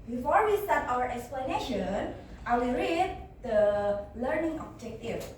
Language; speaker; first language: English; non-native, learner; Indonesian